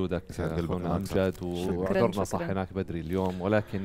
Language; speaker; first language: Arabic; native; Arabic